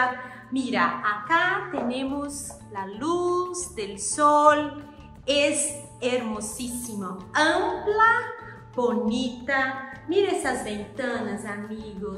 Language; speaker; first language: Spanish; non-native, learner; Portuguese